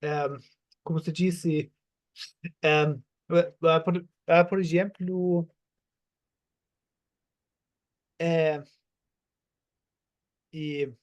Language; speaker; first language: Portuguese; non-native, learner; German